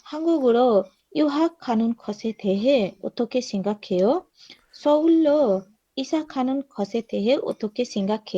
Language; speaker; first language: Korean; non-native, learner; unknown